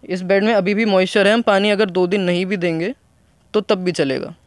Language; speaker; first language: Hindi; native; Hindi